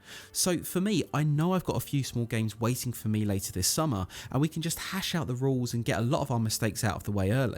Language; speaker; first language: English; native; English